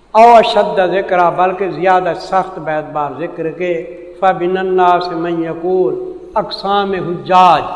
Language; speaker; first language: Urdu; non-native, local second language; Saraiki